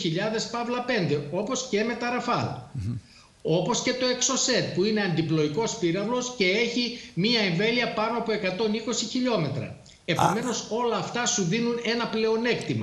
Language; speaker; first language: Greek; native; Greek